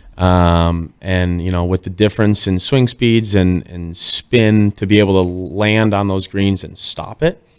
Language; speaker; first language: English; native; English